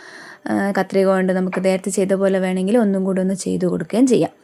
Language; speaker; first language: Malayalam; native; Malayalam